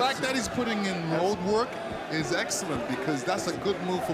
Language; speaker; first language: English; native; English